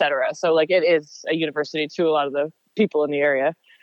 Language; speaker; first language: English; native; English